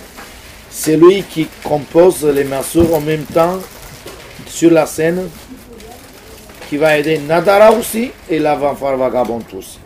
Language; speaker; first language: French; non-native, fluent; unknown